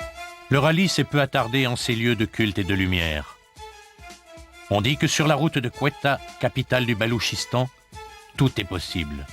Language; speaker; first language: French; native; French